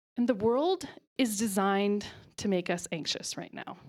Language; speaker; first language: English; native; English